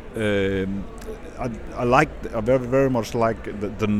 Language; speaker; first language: English; non-native, fluent; Danish